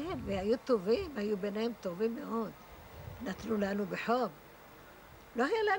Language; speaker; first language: Hebrew; non-native, fluent; Arabic